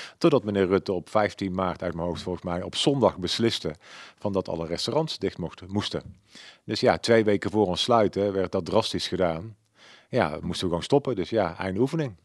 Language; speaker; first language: Dutch; native; Dutch